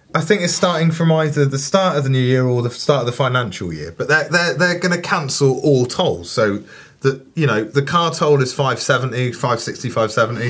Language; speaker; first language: English; native; English